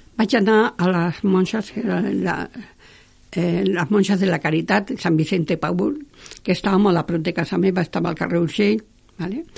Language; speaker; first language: Catalan; non-native, local second language; Spanish